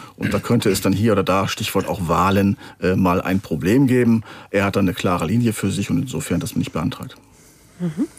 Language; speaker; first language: German; native; German